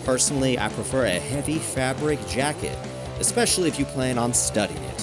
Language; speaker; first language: English; native; English